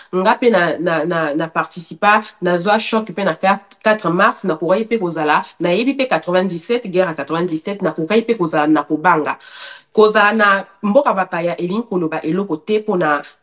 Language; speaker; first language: Lingala; native; Lingala